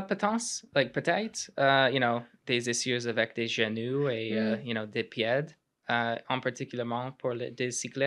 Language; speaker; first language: French; non-native, local second language; English